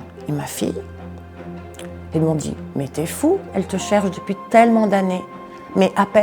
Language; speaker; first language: French; native; French